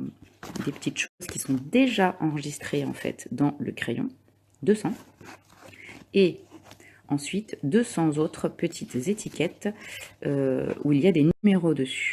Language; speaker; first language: French; native; French